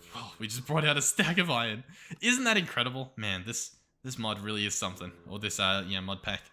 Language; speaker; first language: English; native; English